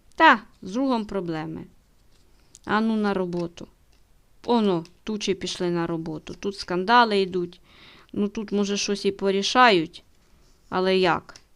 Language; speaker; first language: Ukrainian; native; Ukrainian